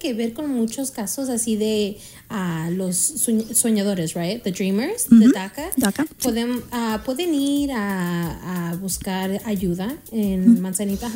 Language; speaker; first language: Spanish; early bilingual, heritage; Spanish